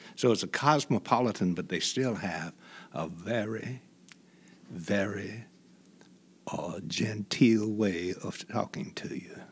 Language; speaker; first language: English; native; English